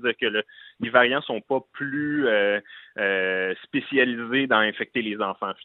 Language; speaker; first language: French; native; French